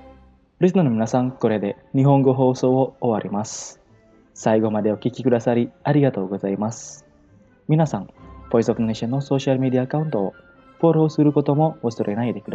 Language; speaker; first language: Japanese; non-native, fluent; Indonesian